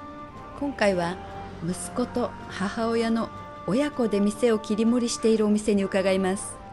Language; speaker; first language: Japanese; native; Japanese